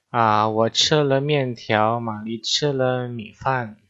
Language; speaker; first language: Chinese; non-native, fluent; Indonesian